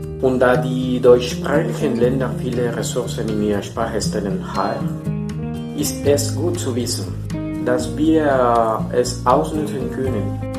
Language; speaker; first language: German; non-native, fluent; Spanish